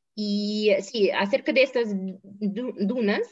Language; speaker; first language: Spanish; non-native, fluent; Russian